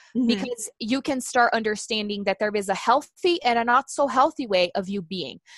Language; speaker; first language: English; non-native, fluent; Portuguese